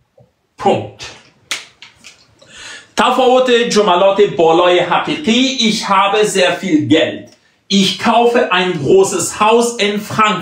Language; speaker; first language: German; non-native, fluent; Persian